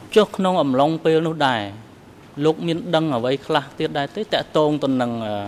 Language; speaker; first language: Khmer; native; Khmer